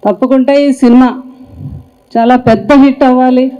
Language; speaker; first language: Telugu; native; Telugu